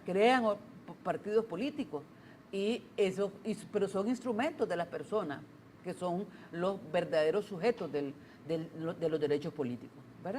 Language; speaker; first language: Spanish; native; Spanish